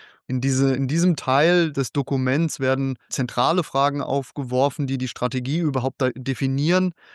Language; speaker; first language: German; native; German